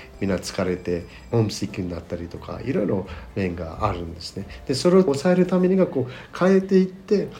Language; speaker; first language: Japanese; non-native, fluent; Nepali